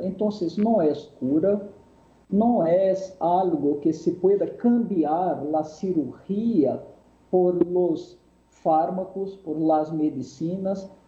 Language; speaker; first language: Spanish; non-native, fluent; Portuguese